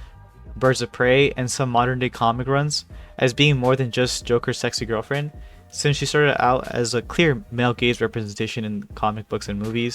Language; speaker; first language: English; native; English